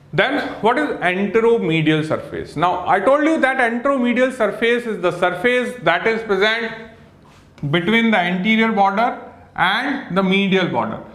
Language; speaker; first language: English; non-native, local second language; Hindi